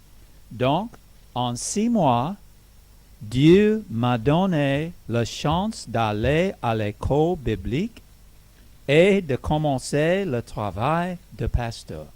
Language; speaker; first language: French; non-native, learner; English